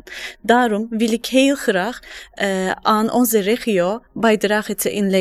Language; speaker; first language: Dutch; non-native, learner; Turkish